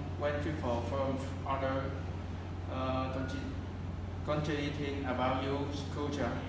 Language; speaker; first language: English; non-native, learner; Vietnamese